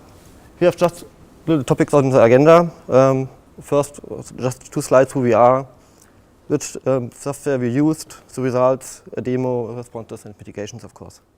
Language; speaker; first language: English; non-native, fluent; German